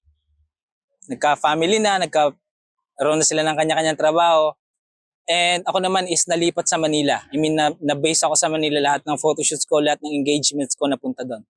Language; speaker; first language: Filipino; native; Filipino